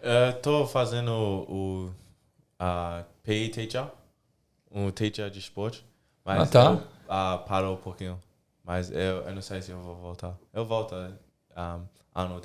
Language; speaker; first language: Portuguese; early bilingual, heritage; English